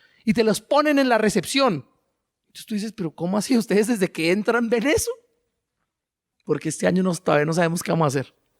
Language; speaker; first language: Spanish; native; Spanish